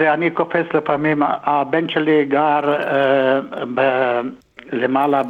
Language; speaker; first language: Hebrew; non-native, fluent; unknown